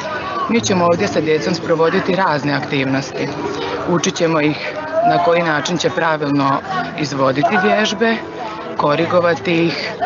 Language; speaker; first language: Bosnian; native; Bosnian